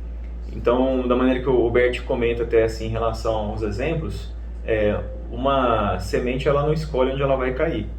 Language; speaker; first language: Portuguese; native; Portuguese